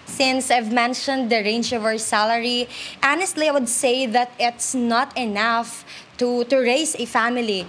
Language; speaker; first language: English; non-native, local second language; Hiligaynon